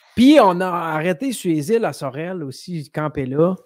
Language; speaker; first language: French; native; French